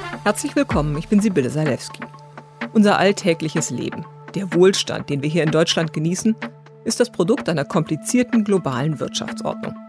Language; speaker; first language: German; native; German